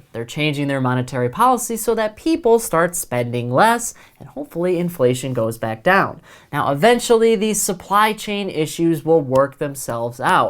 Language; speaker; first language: English; native; English